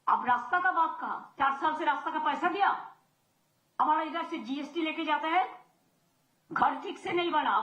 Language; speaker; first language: Hindi; non-native, local second language; Bangla